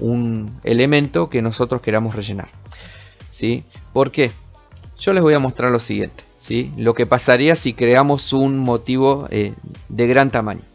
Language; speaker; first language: Spanish; native; Spanish